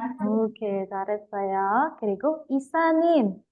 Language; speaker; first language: Korean; non-native, fluent; Indonesian